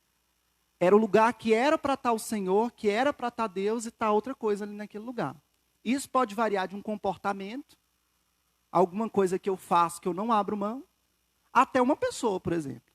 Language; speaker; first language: Portuguese; native; Portuguese